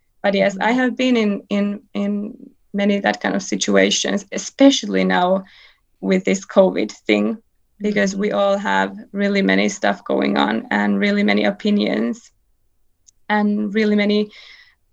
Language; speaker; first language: English; non-native, fluent; Finnish